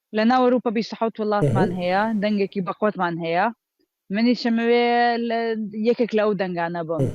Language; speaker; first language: Central Kurdish; early bilingual, heritage; Central Kurdish